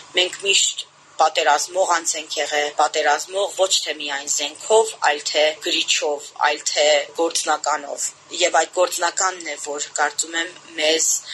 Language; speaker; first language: Armenian; early bilingual, heritage; Armenian